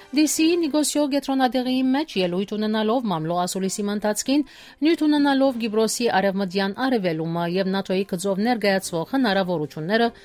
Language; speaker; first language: Armenian; early bilingual, heritage; Armenian